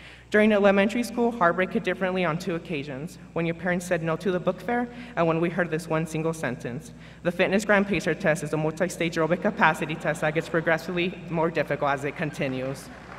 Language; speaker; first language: English; early bilingual, other home language; Spanish